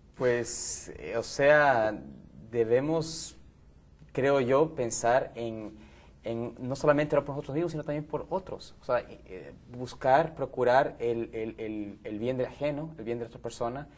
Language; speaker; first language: Spanish; native; Spanish